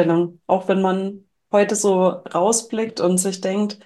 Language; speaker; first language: German; native; German